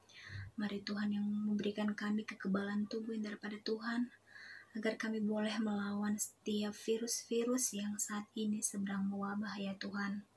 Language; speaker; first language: Indonesian; native; Indonesian